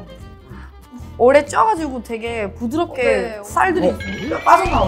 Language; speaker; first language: Korean; non-native, fluent; Thai